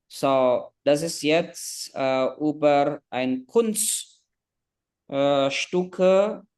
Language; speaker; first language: German; non-native, fluent; Indonesian